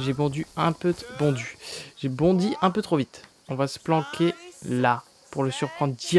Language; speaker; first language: French; native; French